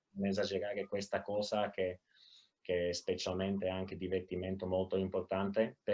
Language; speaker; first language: Italian; non-native, fluent; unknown